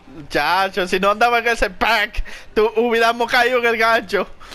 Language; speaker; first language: Spanish; early bilingual, heritage; Spanish